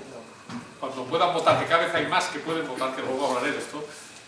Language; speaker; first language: Spanish; native; Spanish